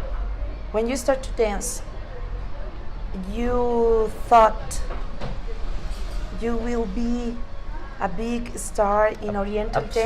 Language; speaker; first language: English; non-native, learner; Spanish